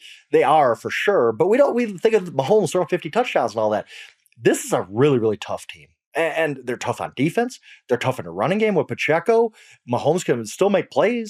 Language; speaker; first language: English; native; English